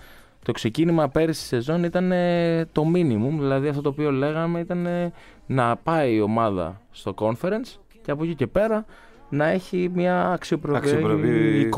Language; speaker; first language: Greek; native; Greek